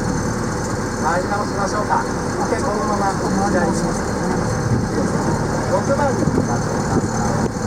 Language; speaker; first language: Japanese; native; Japanese